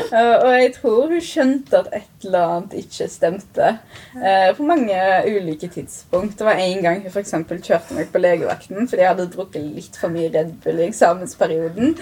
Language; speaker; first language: Norwegian; early bilingual, other home language; Arabic